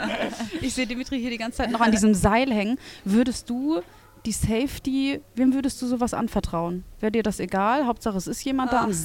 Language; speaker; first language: German; native; German